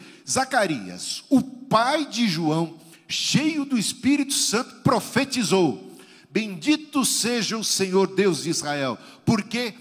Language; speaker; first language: Portuguese; native; Portuguese